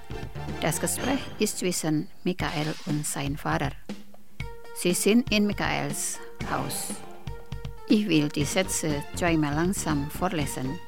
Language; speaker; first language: German; non-native, fluent; Indonesian